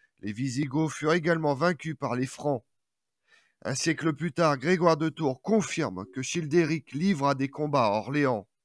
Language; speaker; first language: French; native; French